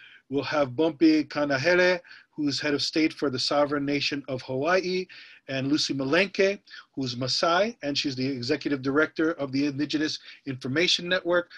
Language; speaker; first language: English; native; English